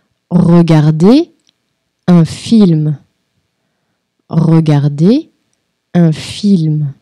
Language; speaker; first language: French; non-native, fluent; Portuguese